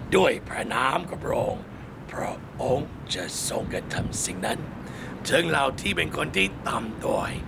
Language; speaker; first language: Thai; non-native, fluent; English